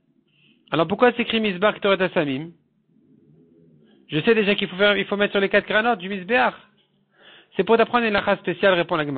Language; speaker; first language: French; native; French